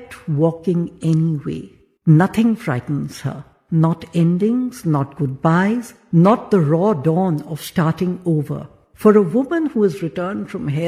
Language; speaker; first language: English; non-native, local second language; Hindi